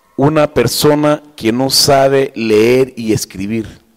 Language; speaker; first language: Spanish; native; Spanish